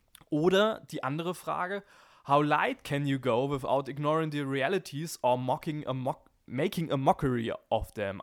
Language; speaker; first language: German; native; German